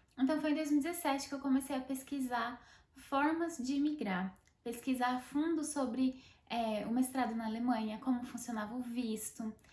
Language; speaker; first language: Portuguese; native; Portuguese